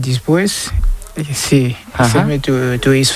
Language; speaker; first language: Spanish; non-native, learner; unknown